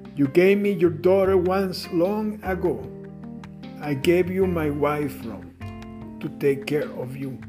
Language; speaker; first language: English; non-native, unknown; Spanish